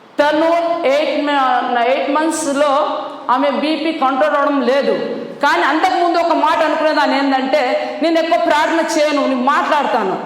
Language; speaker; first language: Telugu; non-native, local second language; Lambadi